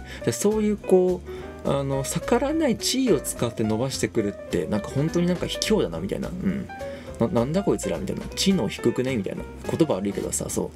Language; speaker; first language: Japanese; native; Japanese